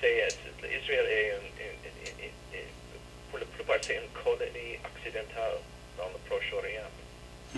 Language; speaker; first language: French; non-native, learner; English